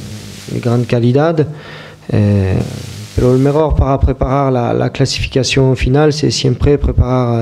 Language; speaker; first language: Spanish; non-native, fluent; French